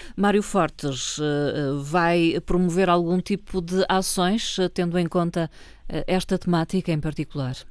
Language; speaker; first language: Portuguese; native; Portuguese